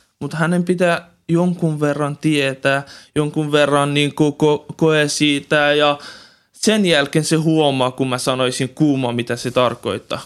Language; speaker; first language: Finnish; non-native, learner; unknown